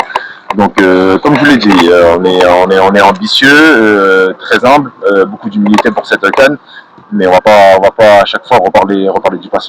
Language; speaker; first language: French; native; French